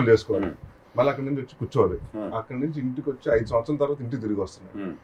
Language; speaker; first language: Telugu; native; Telugu